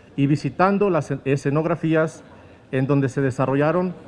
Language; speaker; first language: Spanish; native; Spanish